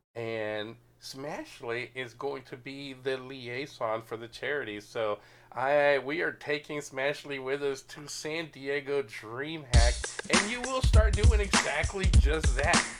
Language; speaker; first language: English; native; English